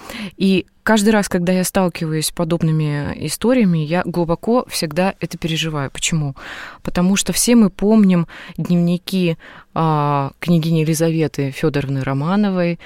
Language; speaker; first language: Russian; native; Russian